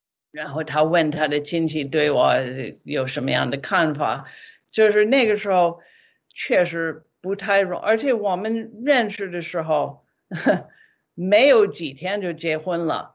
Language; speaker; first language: Chinese; non-native, fluent; English